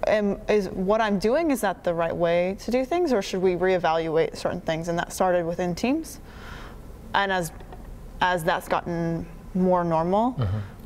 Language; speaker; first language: English; native; English